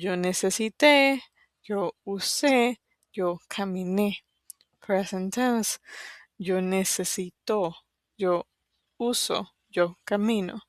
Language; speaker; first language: Spanish; non-native, fluent; English